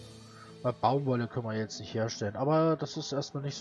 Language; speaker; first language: German; native; German